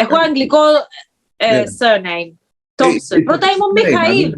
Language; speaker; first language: Greek; early bilingual, heritage; Greek